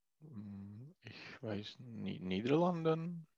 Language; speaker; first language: German; non-native, learner; Czech